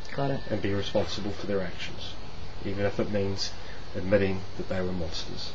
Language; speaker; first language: English; native; English